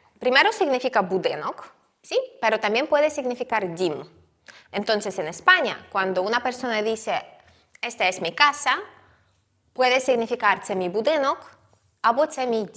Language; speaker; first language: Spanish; non-native, fluent; Ukrainian